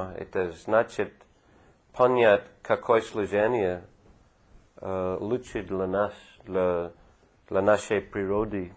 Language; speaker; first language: Russian; non-native, fluent; English